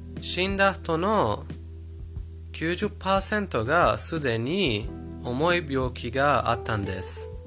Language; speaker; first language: Japanese; non-native, learner; Persian